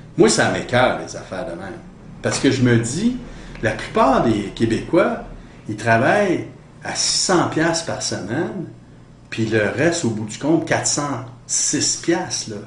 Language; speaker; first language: French; native; French